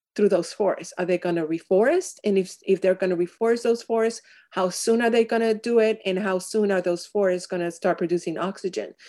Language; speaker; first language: English; non-native, fluent; Spanish